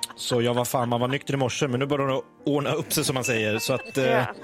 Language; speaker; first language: Swedish; native; Swedish